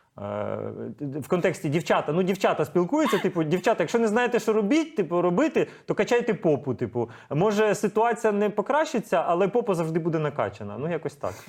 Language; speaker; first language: Ukrainian; native; Ukrainian